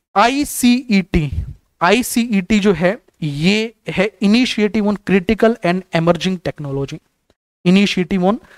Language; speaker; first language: Hindi; native; Hindi